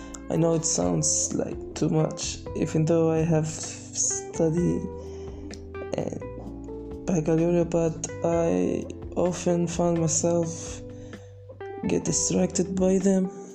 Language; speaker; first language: English; non-native, learner; Arabic